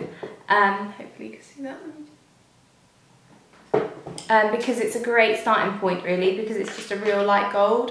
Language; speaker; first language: English; native; English